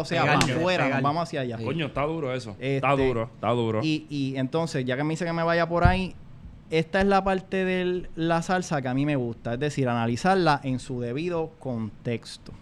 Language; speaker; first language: Spanish; native; Spanish